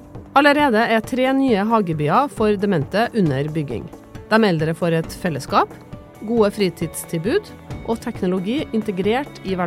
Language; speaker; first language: Norwegian; native; Norwegian